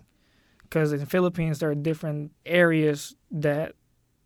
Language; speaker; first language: English; non-native, local second language; Filipino